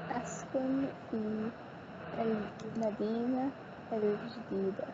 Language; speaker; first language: Arabic; non-native, learner; English